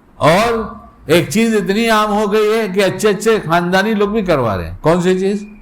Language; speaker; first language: Urdu; native; Urdu